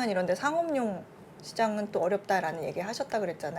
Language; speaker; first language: Korean; native; Korean